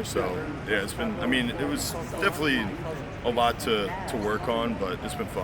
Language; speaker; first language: English; native; English